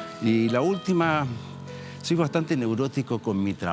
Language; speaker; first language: Spanish; native; Spanish